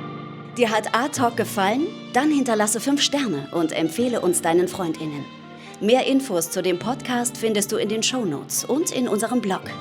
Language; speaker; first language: German; native; German